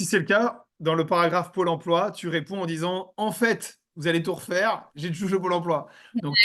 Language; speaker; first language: French; native; French